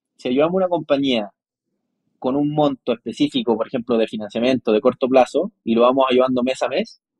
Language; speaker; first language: Spanish; native; Spanish